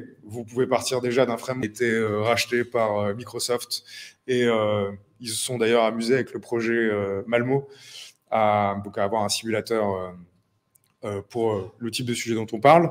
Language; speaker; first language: French; native; French